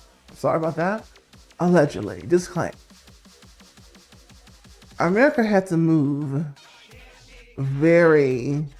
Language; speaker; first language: English; native; English